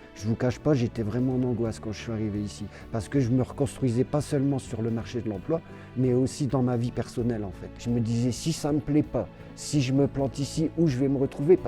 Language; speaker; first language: French; native; French